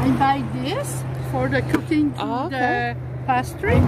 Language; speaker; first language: English; non-native, learner; French